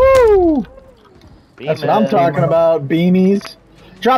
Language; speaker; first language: English; native; English